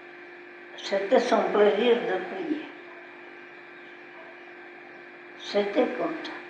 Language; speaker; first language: French; non-native, local second language; Basque